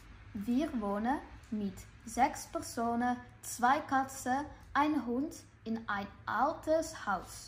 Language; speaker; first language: German; non-native, learner; Dutch